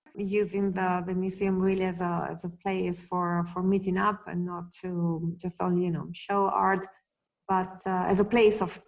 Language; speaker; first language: English; non-native, fluent; Italian